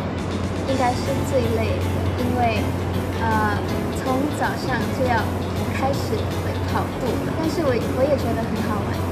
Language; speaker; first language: Chinese; non-native, fluent; Thai